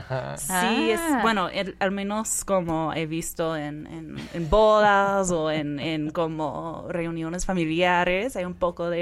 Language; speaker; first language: Spanish; non-native, learner; Persian